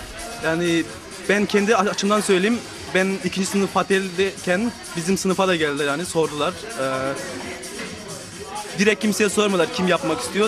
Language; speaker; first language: Turkish; early bilingual, heritage; Turkish